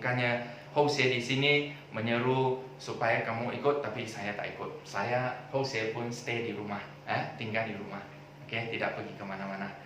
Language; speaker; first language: Malay; non-native, local second language; Chinese